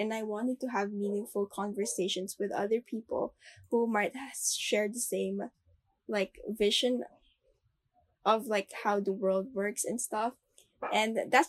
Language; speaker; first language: English; non-native, local second language; Filipino